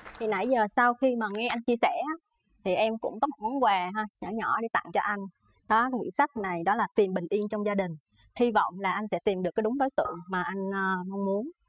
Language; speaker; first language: Vietnamese; native; Vietnamese